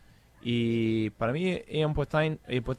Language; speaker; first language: Portuguese; non-native, fluent; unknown